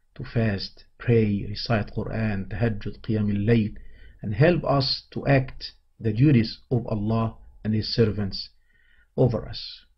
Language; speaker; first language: English; non-native, fluent; Arabic